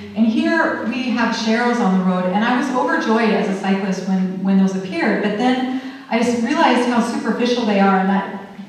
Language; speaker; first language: English; native; English